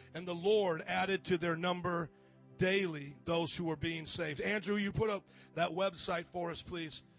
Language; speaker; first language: English; native; English